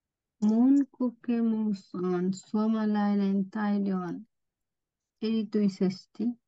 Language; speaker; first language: Finnish; non-native, learner; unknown